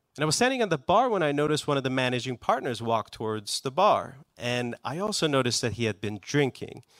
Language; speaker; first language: English; non-native, fluent; Persian